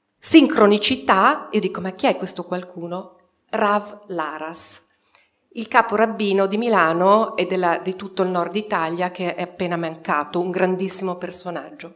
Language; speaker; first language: Italian; native; Italian